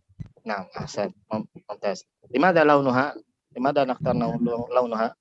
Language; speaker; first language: Arabic; non-native, learner; Indonesian